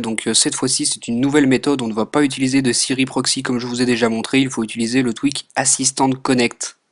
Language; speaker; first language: French; native; French